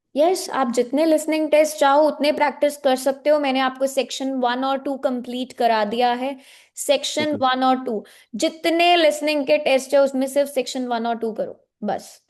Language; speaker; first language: Hindi; native; Hindi